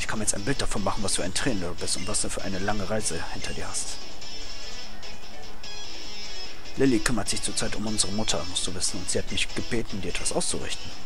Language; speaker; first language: German; native; German